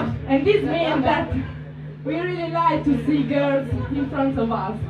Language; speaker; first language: English; non-native, fluent; Italian